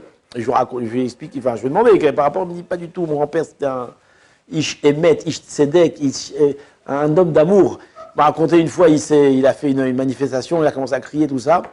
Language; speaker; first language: French; native; French